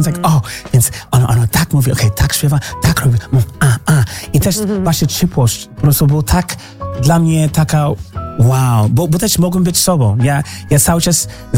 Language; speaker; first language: Polish; non-native, fluent; English